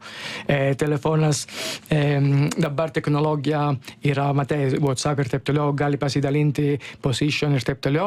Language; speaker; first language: Lithuanian; non-native, learner; Italian